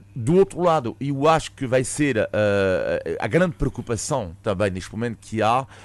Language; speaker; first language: Portuguese; non-native, fluent; French